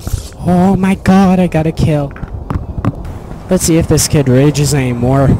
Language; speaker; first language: English; native; English